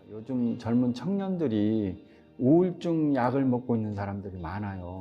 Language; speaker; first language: Korean; native; Korean